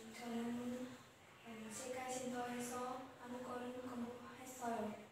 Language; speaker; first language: Korean; non-native, learner; Vietnamese